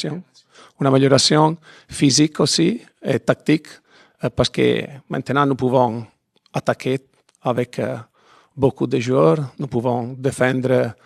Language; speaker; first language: French; non-native, fluent; Italian